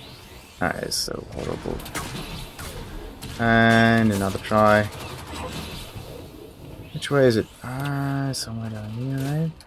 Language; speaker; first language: English; non-native, fluent; German